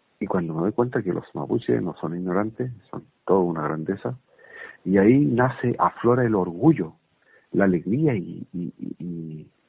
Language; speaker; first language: Spanish; non-native, local second language; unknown